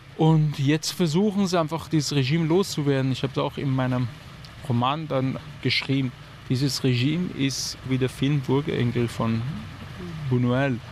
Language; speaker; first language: German; non-native, fluent; Persian